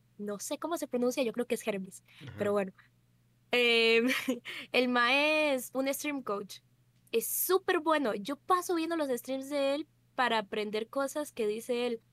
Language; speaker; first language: Spanish; native; Spanish